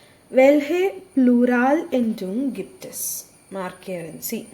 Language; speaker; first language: German; non-native, fluent; Malayalam